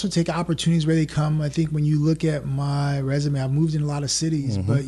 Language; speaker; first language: English; early bilingual, other home language; French